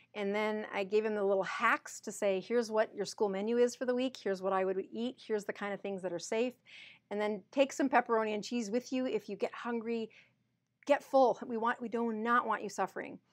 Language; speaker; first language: English; native; English